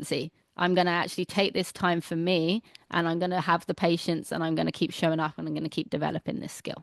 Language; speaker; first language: English; native; English